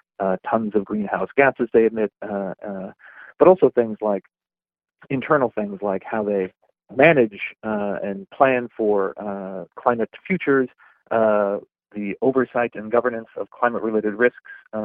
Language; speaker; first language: English; native; English